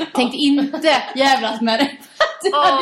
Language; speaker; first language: Swedish; native; Swedish